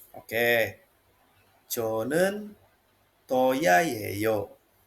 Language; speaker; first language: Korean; non-native, fluent; Indonesian